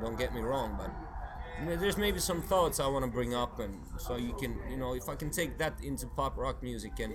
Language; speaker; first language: English; non-native, fluent; Swedish